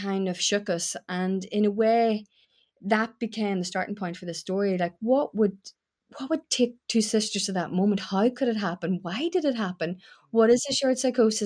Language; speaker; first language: English; native; English